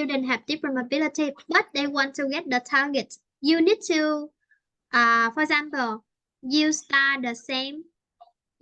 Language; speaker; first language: English; non-native, fluent; Vietnamese